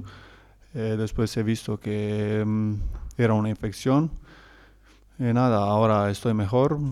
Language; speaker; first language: Spanish; non-native, learner; Croatian